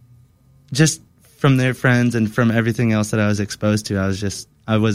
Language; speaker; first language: English; native; English